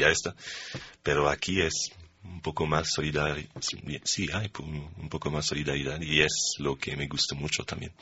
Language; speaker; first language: Spanish; non-native, fluent; French